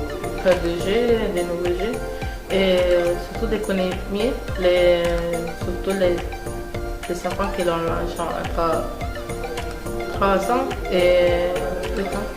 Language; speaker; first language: French; non-native, learner; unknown